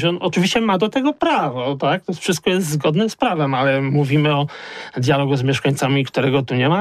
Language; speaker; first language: Polish; native; Polish